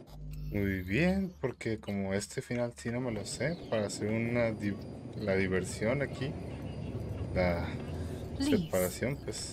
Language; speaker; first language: Spanish; native; Spanish